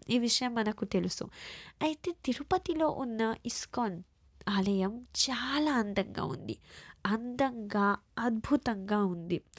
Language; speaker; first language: Telugu; early bilingual, heritage; Telugu